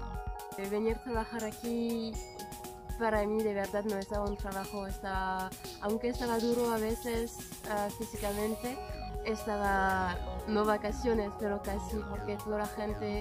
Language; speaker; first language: Spanish; non-native, learner; French